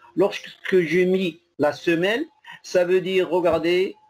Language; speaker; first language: French; non-native, local second language; Arabic